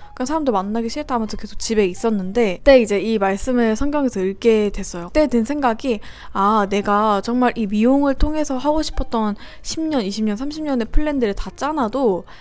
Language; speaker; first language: Korean; native; Korean